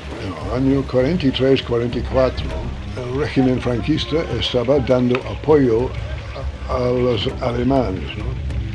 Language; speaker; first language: Spanish; non-native, fluent; English